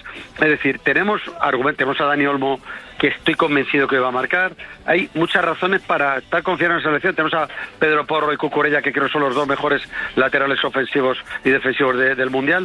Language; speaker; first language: Spanish; native; Spanish